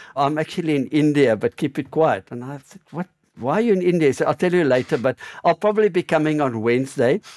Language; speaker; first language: English; native; English